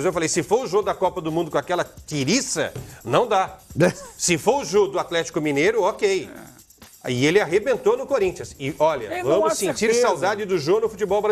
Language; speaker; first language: Portuguese; native; Portuguese